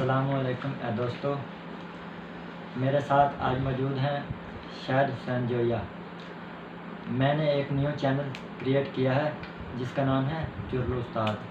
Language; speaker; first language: Hindi; non-native, local second language; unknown